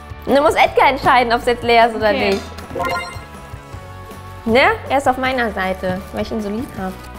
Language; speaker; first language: German; native; German